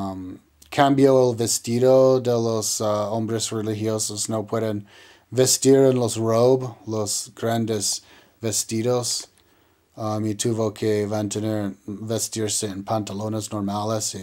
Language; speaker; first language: Spanish; non-native, learner; English